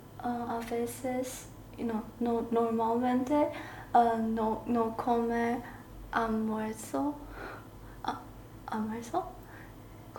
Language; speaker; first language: Spanish; non-native, learner; Chinese